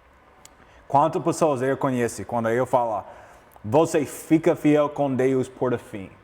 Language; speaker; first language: Portuguese; non-native, learner; English